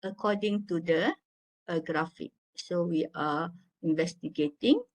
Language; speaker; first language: English; non-native, local second language; Malay